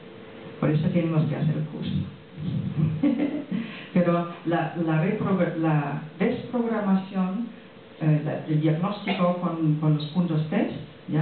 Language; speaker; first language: Spanish; non-native, fluent; French